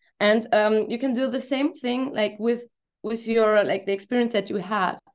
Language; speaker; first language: English; non-native, fluent; German